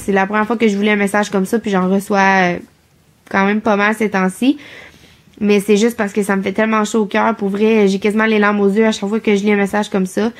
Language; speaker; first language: French; native; French